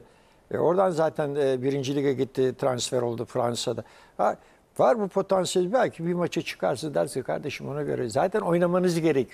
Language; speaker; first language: Turkish; native; Turkish